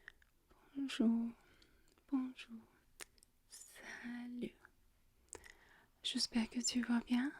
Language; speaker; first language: French; non-native, learner; English